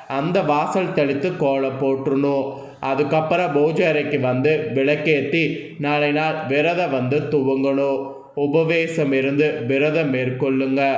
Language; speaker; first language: Tamil; native; Tamil